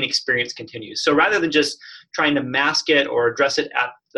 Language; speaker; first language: English; native; English